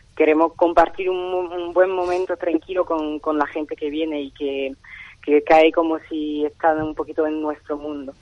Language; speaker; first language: Spanish; non-native, fluent; French